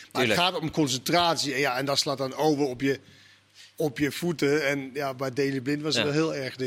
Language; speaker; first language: Dutch; non-native, fluent; Danish